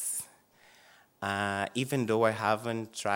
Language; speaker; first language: English; non-native, fluent; Portuguese